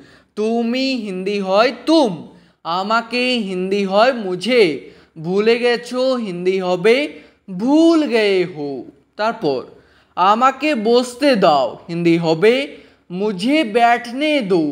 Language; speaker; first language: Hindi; non-native, local second language; Bangla